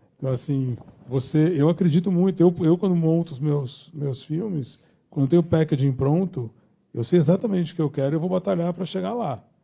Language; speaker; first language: Portuguese; native; Portuguese